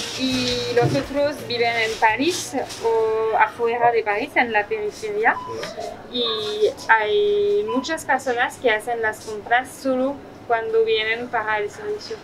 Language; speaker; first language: Spanish; non-native, fluent; French